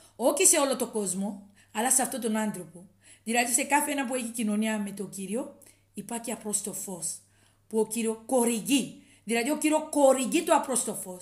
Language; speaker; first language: Greek; non-native, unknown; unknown